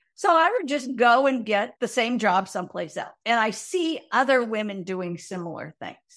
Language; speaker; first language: English; native; English